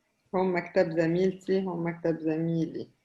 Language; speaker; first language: Arabic; native; Arabic